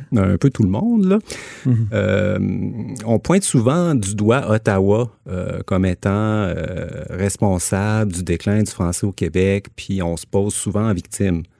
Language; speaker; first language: French; native; French